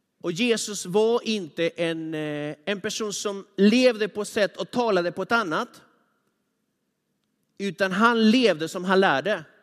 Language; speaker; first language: Swedish; non-native, fluent; Spanish